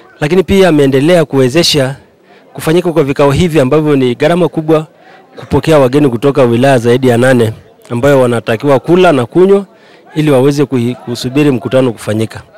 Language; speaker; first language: Swahili; non-native, local second language; Masai